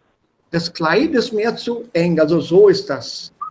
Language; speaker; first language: German; non-native, fluent; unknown